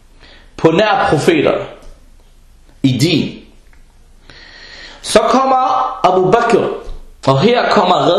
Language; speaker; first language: Danish; early bilingual, other home language; Arabic